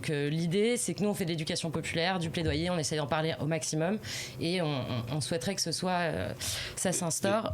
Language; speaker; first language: French; native; French